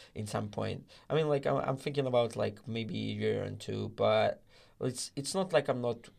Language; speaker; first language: English; non-native, learner; Hebrew